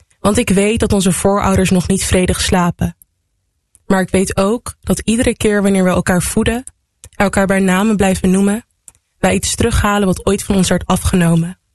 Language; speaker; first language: Dutch; native; Dutch